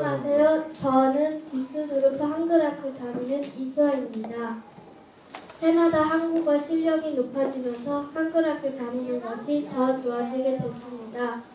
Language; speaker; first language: Korean; early bilingual, heritage; Korean